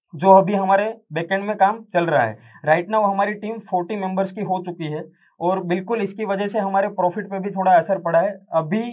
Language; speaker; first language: Hindi; non-native, local second language; Gujarati